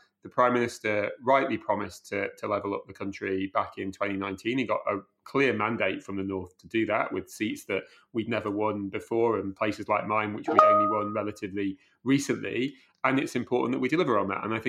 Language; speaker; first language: English; native; English